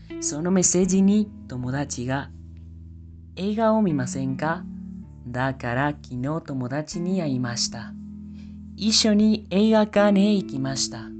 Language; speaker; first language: Japanese; non-native, learner; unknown